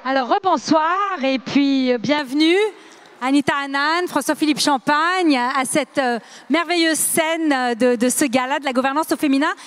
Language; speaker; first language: French; native; French